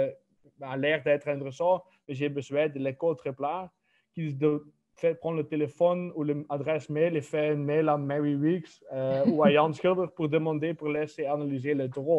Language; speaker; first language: French; non-native, local second language; Dutch